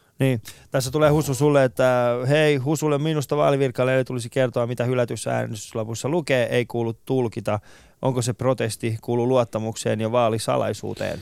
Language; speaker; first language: Finnish; non-native, fluent; Persian